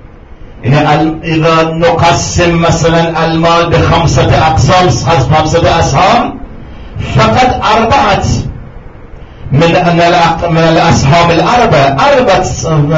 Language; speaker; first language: Arabic; non-native, fluent; Persian